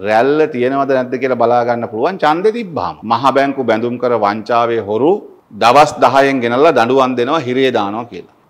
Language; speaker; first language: Sinhala; native; Sinhala